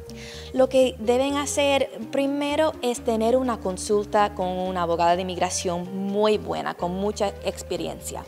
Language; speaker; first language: Spanish; non-native, fluent; English